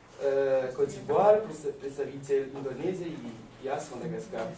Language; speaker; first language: Russian; non-native, learner; Malagasy